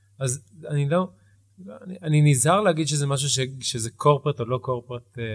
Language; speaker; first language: Hebrew; early bilingual, heritage; Hebrew